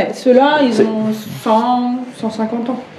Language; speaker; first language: French; native; French